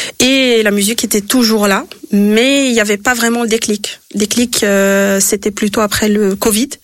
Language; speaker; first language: French; non-native, local second language; Arabic